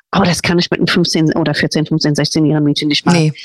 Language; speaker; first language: German; non-native, fluent; English